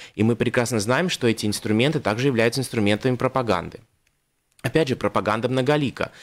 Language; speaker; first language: Russian; native; Russian